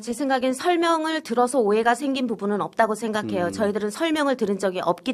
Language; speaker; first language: Korean; native; Korean